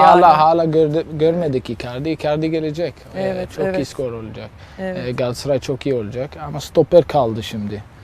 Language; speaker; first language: Turkish; non-native, learner; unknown